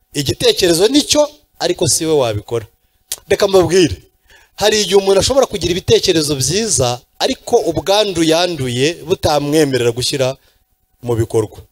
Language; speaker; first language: Kinyarwanda; native; Kinyarwanda